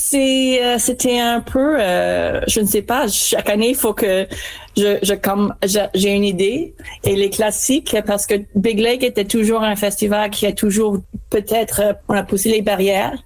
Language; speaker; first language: French; non-native, fluent; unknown